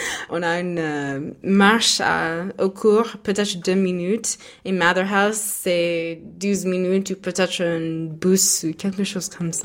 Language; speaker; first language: French; non-native, fluent; English